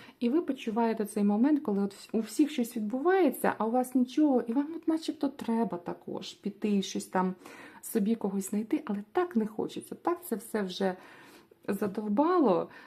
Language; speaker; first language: Ukrainian; non-native, local second language; Russian